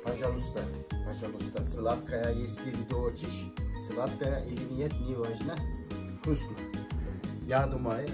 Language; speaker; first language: Russian; non-native, learner; Turkish